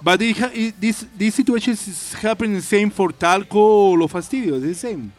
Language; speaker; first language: English; non-native, learner; Spanish